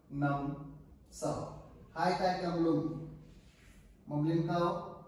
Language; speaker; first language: Vietnamese; non-native, learner; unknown